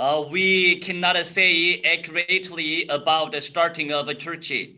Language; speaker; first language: English; non-native, learner; Korean